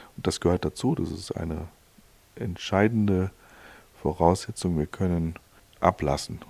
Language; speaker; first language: German; native; German